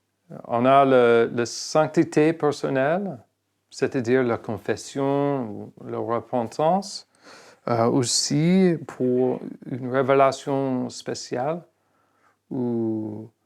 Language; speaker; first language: French; non-native, fluent; English